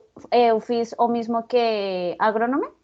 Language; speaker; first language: Portuguese; non-native, learner; Spanish